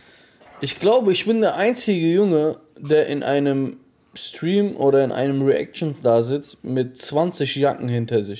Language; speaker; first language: German; native; German